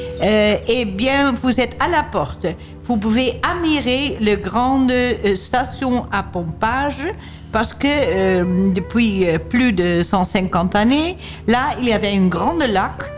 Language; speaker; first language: French; non-native, learner; Dutch